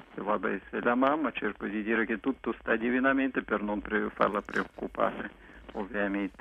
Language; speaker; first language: Italian; non-native, fluent; Russian